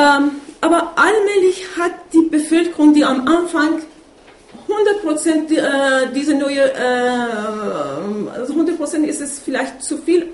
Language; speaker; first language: German; non-native, fluent; Persian